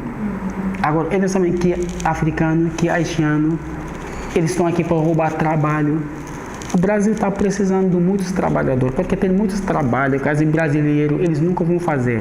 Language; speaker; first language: Portuguese; non-native, fluent; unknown